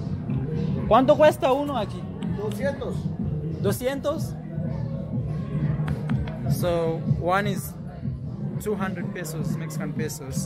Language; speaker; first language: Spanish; non-native, learner; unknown